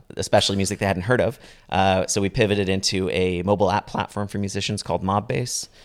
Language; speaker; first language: English; native; English